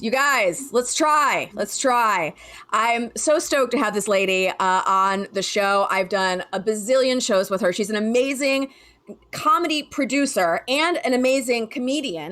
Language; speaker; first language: English; native; English